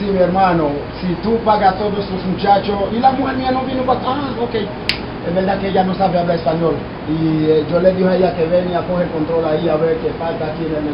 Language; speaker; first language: Spanish; non-native, fluent; Haitian Creole